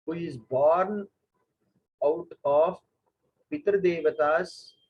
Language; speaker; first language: English; non-native, local second language; Kannada